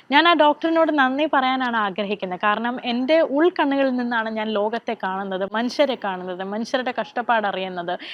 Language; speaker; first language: Malayalam; early bilingual, other home language; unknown